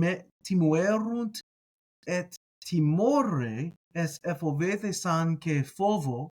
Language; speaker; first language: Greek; non-native, fluent; English